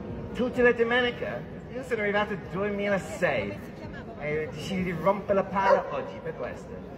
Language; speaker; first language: Italian; non-native, fluent; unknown